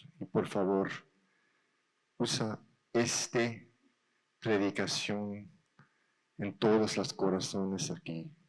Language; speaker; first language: Spanish; non-native, learner; English